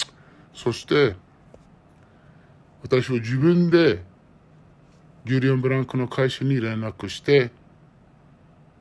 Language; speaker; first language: Japanese; non-native, learner; Arabic